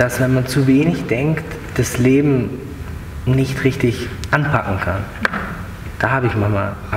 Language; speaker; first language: German; native; German